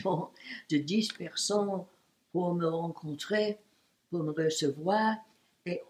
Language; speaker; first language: French; non-native, learner; English